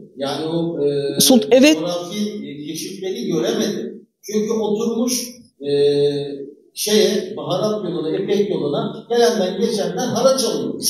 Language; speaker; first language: Turkish; native; Turkish